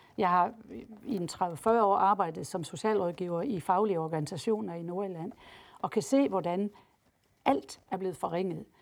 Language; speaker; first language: Danish; native; Danish